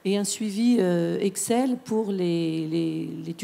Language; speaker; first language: French; native; French